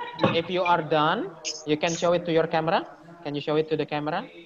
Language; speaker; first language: English; non-native, fluent; Indonesian